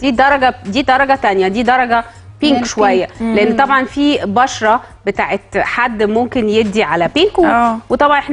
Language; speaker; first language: Arabic; native; Arabic